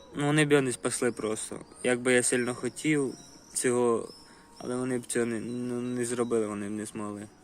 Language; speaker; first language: Ukrainian; non-native, local second language; Russian